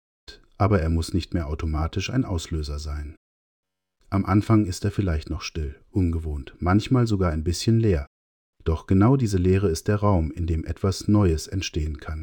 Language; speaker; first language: German; native; German